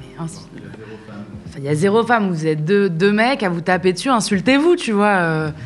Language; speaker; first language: French; non-native, local second language; Arabic